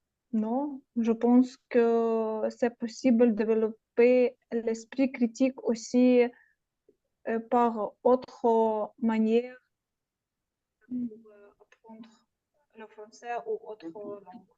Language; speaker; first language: French; non-native, learner; Russian